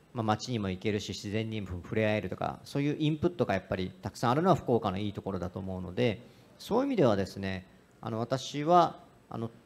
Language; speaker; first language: Japanese; native; Japanese